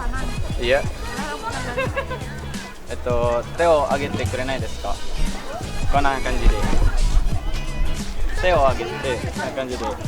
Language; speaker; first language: Japanese; non-native, learner; Indonesian